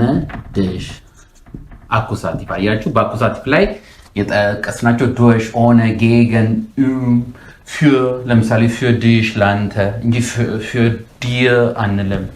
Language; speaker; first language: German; non-native, fluent; Amharic